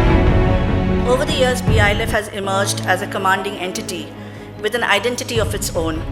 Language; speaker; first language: English; non-native, local second language; Marathi